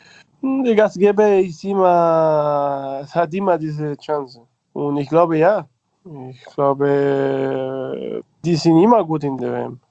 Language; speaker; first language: German; non-native, learner; Spanish